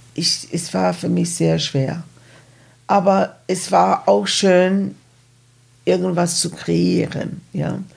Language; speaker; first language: German; non-native, fluent; English